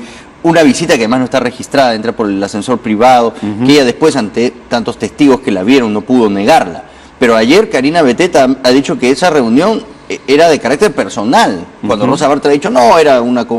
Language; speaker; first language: Spanish; native; Spanish